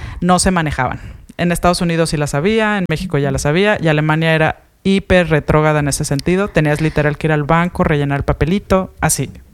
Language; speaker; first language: Spanish; early bilingual, heritage; Spanish